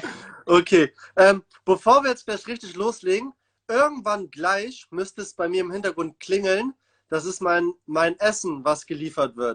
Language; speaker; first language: German; native; German